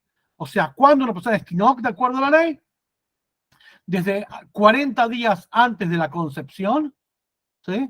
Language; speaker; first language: Spanish; native; Spanish